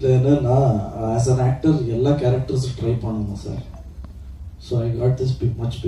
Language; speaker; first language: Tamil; non-native, learner; Kannada